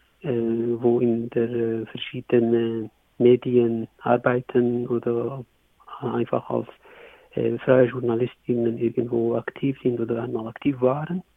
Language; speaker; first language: German; non-native, learner; Kurdish